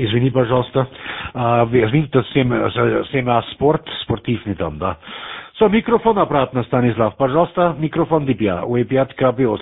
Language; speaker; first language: Russian; non-native, learner; German